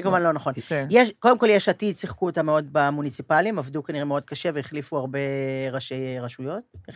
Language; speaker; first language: Hebrew; native; Hebrew